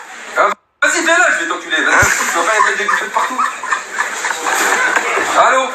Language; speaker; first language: French; native; French